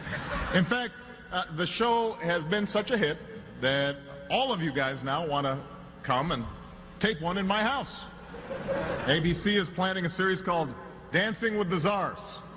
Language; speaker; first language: English; native; English